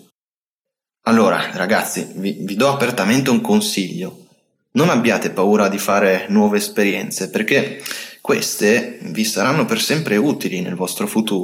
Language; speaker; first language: Italian; native; Italian